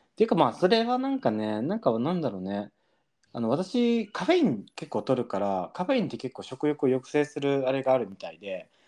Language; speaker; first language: Japanese; early bilingual, heritage; Japanese